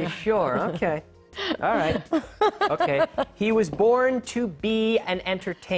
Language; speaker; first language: English; native; English